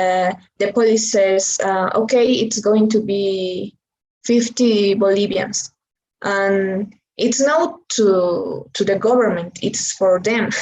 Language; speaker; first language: English; non-native, learner; Spanish